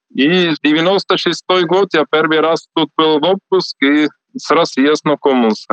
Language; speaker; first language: Russian; non-native, learner; Swiss German